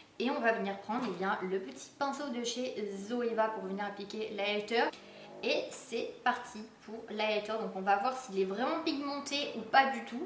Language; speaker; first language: French; native; French